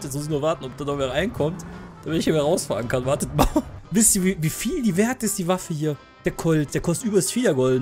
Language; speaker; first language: German; native; German